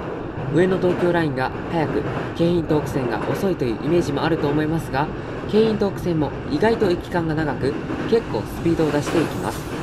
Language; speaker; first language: Japanese; native; Japanese